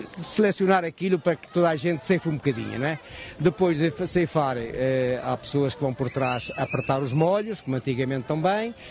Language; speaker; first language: Portuguese; native; Portuguese